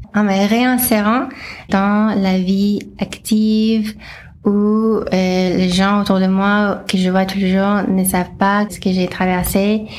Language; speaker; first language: French; non-native, fluent; English